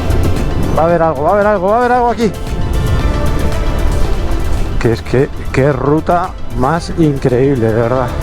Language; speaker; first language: Spanish; native; Spanish